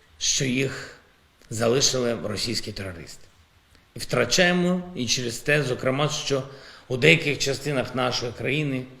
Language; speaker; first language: Ukrainian; non-native, local second language; Russian